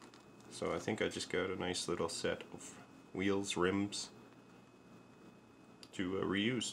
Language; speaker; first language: English; native; English